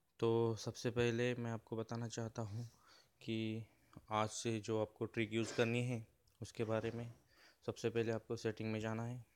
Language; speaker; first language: Hindi; non-native, local second language; Marathi